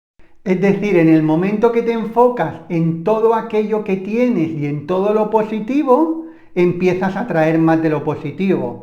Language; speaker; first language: Spanish; native; Spanish